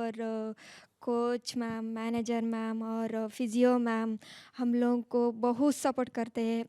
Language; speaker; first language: Hindi; non-native, local second language; Kannada